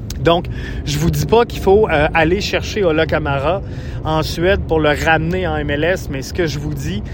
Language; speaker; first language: French; native; French